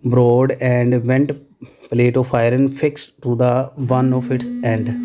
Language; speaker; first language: English; non-native, local second language; Punjabi